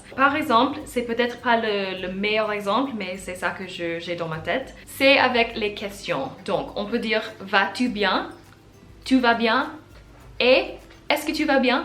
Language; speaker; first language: French; non-native, learner; English